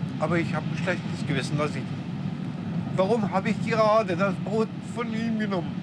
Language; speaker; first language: German; non-native, fluent; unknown